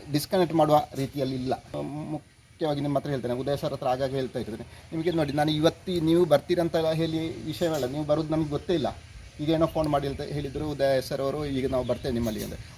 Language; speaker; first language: Kannada; native; Kannada